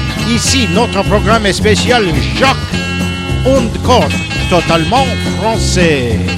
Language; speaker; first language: French; non-native, learner; English